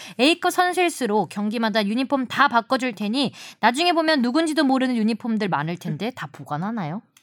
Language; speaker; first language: Korean; native; Korean